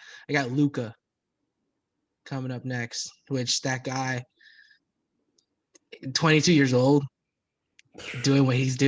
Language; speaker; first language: English; native; English